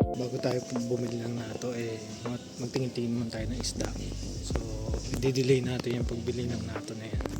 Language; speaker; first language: Filipino; native; Filipino